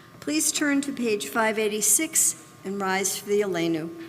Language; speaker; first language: English; native; English